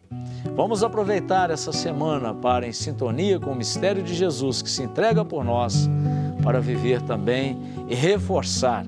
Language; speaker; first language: Portuguese; native; Portuguese